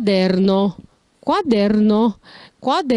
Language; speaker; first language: Italian; non-native, fluent; Arabic